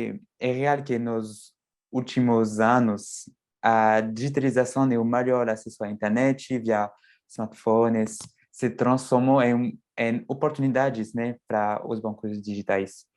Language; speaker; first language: Portuguese; non-native, fluent; French